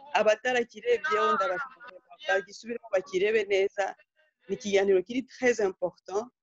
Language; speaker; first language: Kinyarwanda; early bilingual, heritage; Kinyarwanda